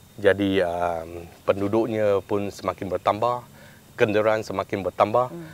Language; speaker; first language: Malay; non-native, local second language; Chinese